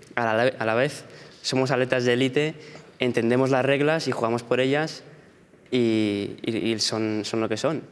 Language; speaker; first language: Spanish; early bilingual, heritage; Spanish